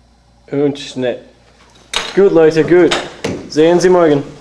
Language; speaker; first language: German; non-native, learner; English